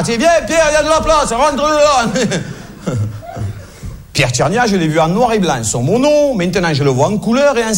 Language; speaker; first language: French; native; French